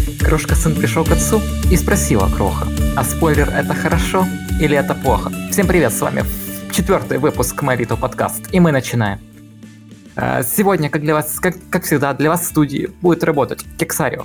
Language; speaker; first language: Russian; native; Russian